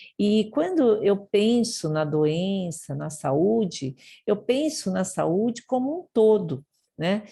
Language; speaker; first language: Portuguese; early bilingual, other home language; Japanese